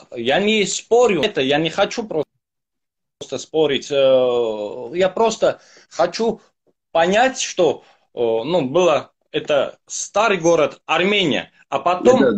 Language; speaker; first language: Russian; non-native, fluent; Armenian